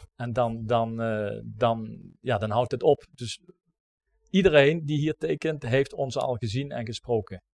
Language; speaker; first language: Dutch; native; Dutch